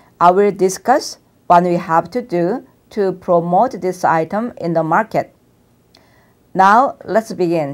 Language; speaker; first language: English; non-native, fluent; Korean